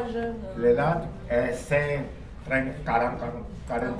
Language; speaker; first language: French; non-native, learner; Spanish